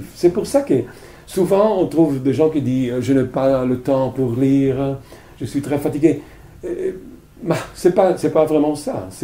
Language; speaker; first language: French; non-native, fluent; Italian